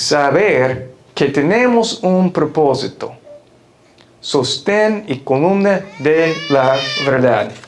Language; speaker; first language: Spanish; non-native, fluent; English